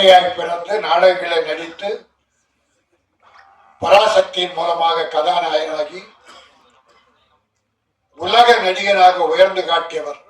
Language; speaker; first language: Tamil; native; Tamil